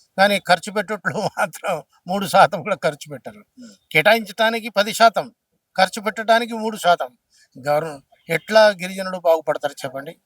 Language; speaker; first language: Telugu; non-native, local second language; Lambadi